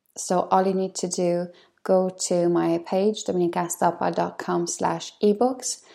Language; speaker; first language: English; non-native, fluent; Polish